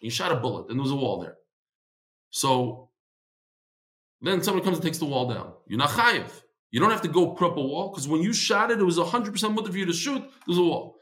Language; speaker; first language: English; native; English